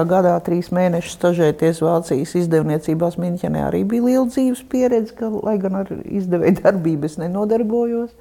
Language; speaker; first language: Latvian; non-native, local second language; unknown